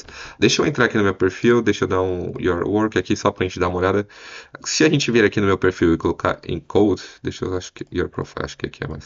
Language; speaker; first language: Portuguese; native; Portuguese